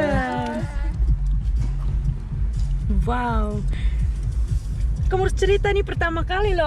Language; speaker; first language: Indonesian; early bilingual, heritage; Indonesian